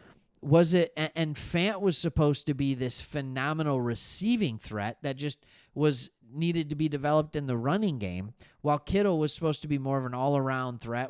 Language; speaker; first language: English; native; English